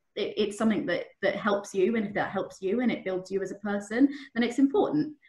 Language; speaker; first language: English; native; English